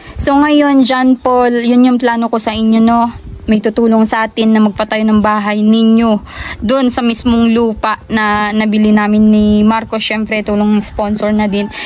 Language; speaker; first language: Filipino; native; Filipino